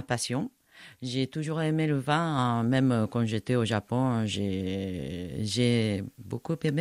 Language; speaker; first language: French; non-native, fluent; Japanese